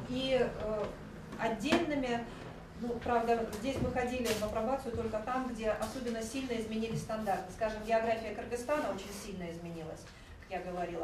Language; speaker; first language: Russian; native; Russian